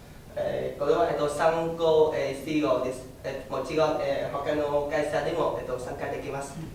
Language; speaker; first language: Japanese; non-native, learner; Vietnamese